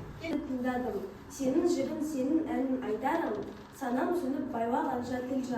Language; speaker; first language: Kazakh; non-native, local second language; Uzbek